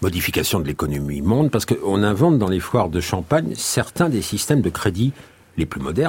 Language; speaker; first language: French; native; French